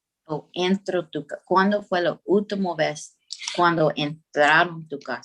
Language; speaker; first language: Spanish; early bilingual, heritage; Spanish